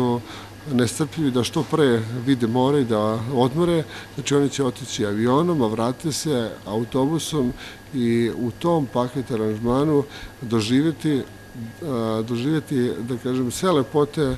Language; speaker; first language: Croatian; native; Croatian